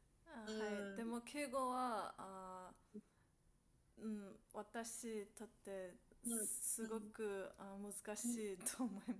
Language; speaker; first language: Japanese; non-native, learner; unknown